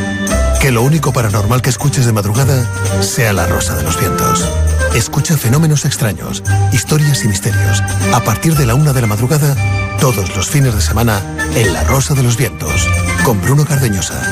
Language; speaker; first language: Spanish; native; Spanish